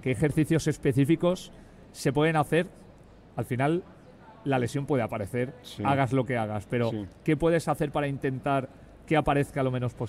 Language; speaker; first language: Spanish; native; Spanish